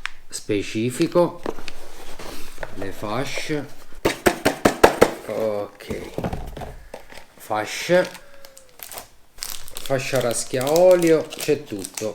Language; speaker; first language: Italian; native; Italian